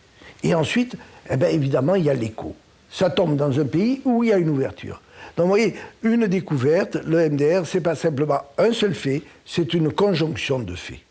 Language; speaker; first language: French; native; French